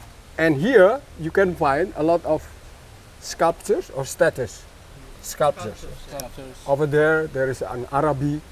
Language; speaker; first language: English; non-native, learner; Indonesian